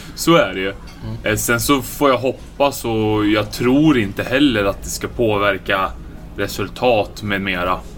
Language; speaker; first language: Swedish; native; Swedish